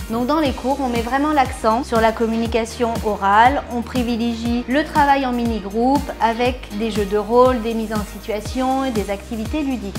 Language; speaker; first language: French; native; French